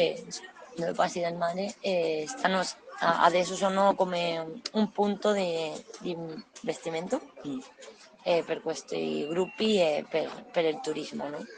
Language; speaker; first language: Italian; non-native, learner; Spanish